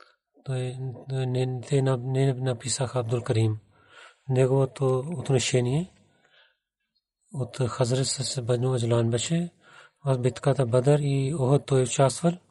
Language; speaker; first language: Bulgarian; non-native, learner; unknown